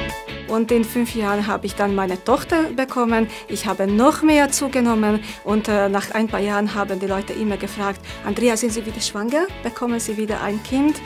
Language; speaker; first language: German; non-native, fluent; Hungarian